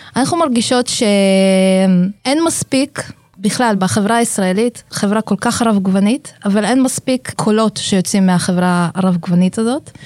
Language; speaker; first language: Hebrew; early bilingual, other home language; Russian